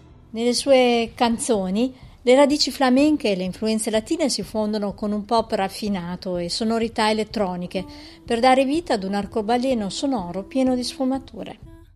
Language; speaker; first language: Italian; native; Italian